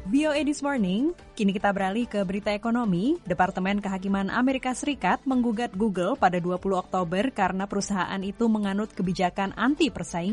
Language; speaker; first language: Indonesian; native; Indonesian